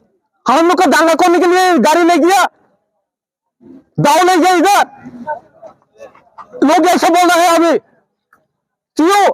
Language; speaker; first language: Hindi; non-native, local second language; Kok Borok